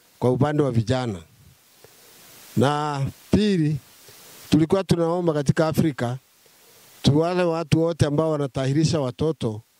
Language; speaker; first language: Swahili; non-native, local second language; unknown